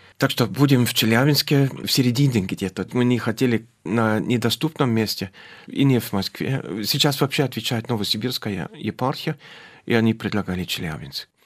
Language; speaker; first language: Russian; non-native, fluent; German